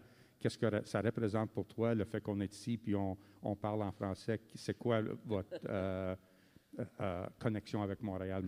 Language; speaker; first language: French; native; French